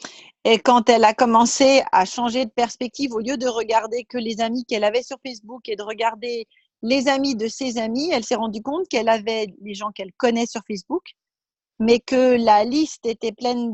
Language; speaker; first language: French; native; French